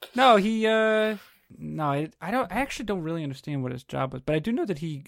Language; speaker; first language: English; early bilingual, other home language; Italian